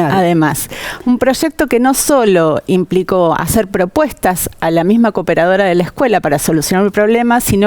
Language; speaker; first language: Spanish; native; Spanish